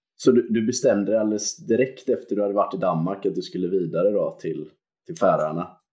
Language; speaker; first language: Swedish; native; Swedish